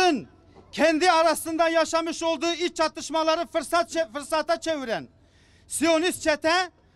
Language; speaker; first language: Turkish; native; Turkish